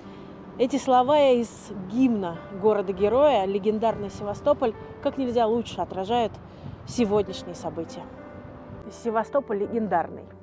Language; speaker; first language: Russian; native; Russian